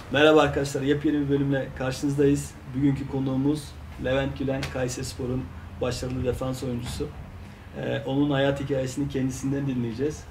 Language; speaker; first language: Turkish; native; Turkish